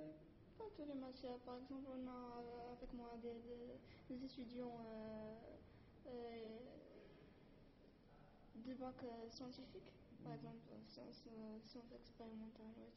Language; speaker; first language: French; non-native, learner; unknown